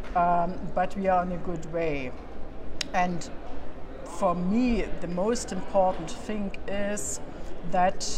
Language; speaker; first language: English; non-native, learner; German